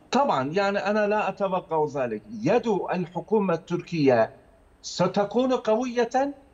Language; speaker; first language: Arabic; non-native, fluent; Turkish